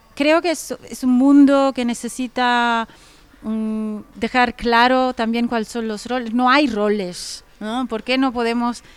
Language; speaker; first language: Spanish; non-native, fluent; Italian